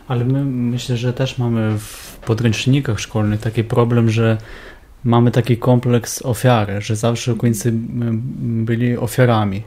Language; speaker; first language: Polish; non-native, fluent; Ukrainian